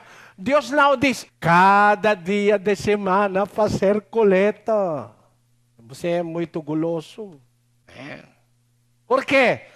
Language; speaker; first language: Portuguese; non-native, learner; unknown